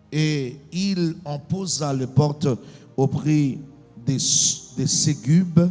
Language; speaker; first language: French; non-native, local second language; Lingala